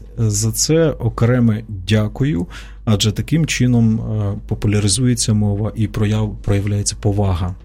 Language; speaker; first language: Ukrainian; native; Ukrainian